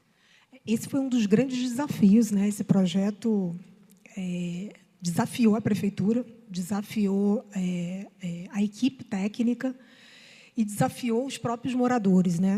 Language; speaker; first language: Portuguese; native; Portuguese